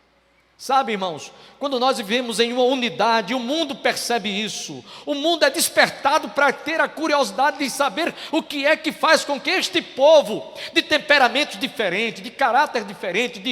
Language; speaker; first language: Portuguese; native; Portuguese